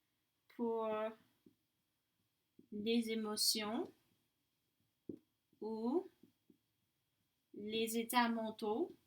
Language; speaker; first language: French; non-native, fluent; English